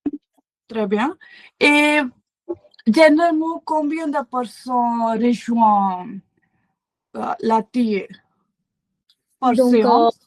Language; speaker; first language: French; non-native, learner; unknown